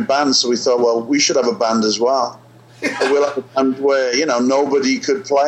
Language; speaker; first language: English; native; English